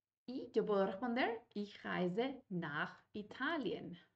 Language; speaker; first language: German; non-native, fluent; Spanish